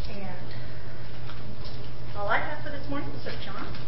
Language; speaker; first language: English; native; English